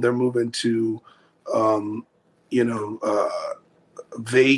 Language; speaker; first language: English; native; English